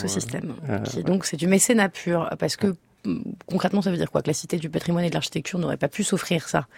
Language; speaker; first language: French; native; French